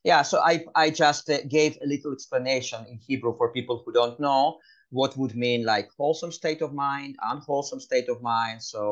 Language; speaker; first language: English; non-native, fluent; Hebrew